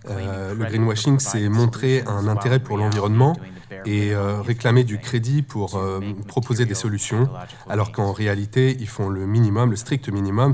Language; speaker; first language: French; native; French